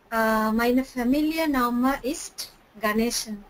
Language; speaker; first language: German; non-native, learner; Tamil